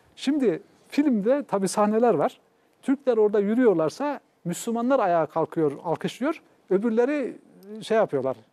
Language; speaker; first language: Turkish; native; Turkish